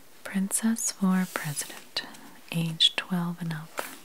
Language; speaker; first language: English; native; English